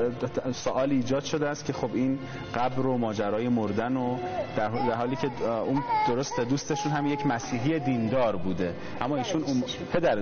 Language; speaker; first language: Persian; native; Persian